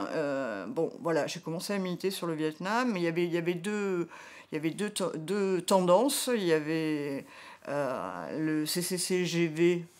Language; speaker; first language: French; native; French